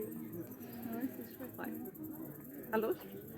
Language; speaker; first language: French; non-native, fluent; German